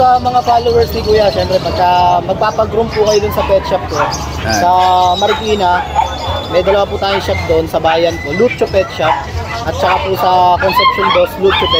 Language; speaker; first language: Filipino; native; Filipino